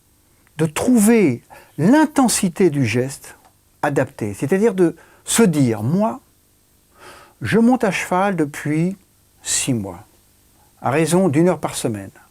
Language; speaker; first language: French; native; French